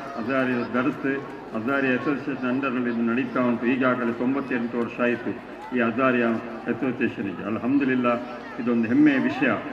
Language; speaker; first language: Kannada; non-native, local second language; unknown